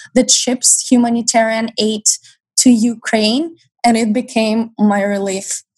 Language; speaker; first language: English; non-native, fluent; Ukrainian